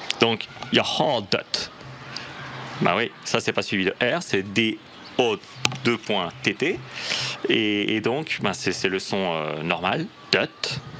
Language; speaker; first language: French; native; French